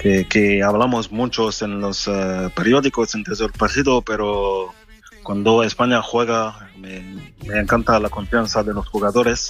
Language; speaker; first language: Spanish; non-native, fluent; French